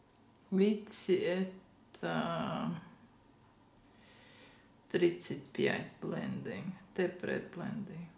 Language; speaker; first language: Russian; non-native, learner; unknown